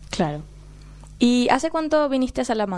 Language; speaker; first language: Spanish; native; Spanish